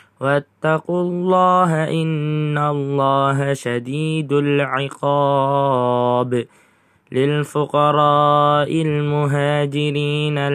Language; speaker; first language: Arabic; non-native, learner; Indonesian